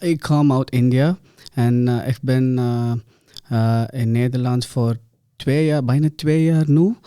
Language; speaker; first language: Dutch; non-native, learner; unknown